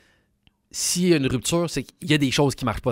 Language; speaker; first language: French; native; French